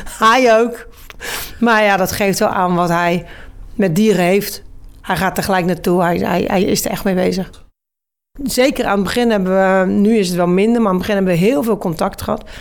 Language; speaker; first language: Dutch; native; Dutch